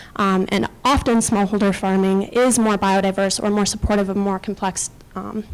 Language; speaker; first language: English; native; English